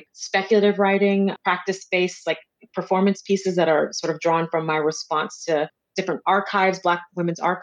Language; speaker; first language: English; native; English